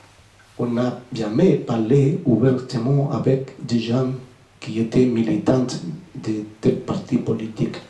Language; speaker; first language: French; non-native, fluent; Spanish